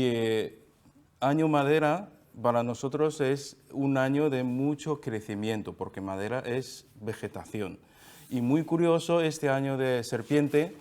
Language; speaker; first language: Spanish; non-native, learner; Chinese